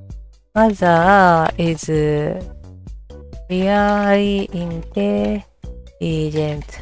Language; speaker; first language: English; non-native, learner; Japanese